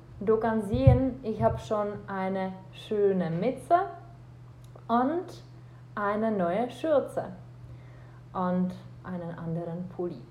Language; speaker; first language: German; non-native, fluent; Czech